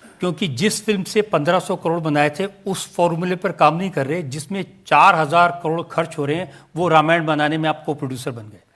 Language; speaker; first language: Hindi; native; Hindi